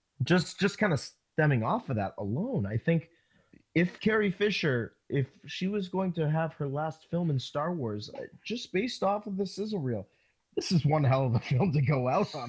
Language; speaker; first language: English; native; English